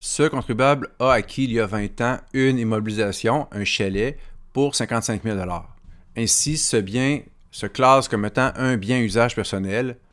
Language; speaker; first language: French; native; French